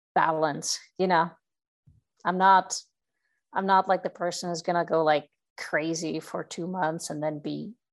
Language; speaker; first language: English; non-native, fluent; Czech